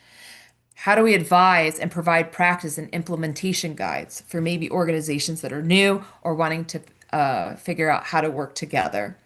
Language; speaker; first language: English; native; English